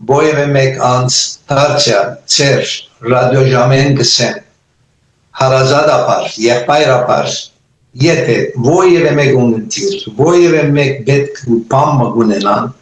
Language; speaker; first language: Armenian; early bilingual, heritage; Armenian